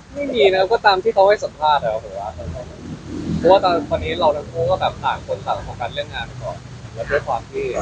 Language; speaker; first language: Thai; native; Thai